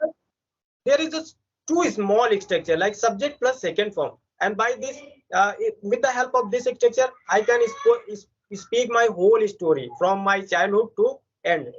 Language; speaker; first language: English; non-native, local second language; Hindi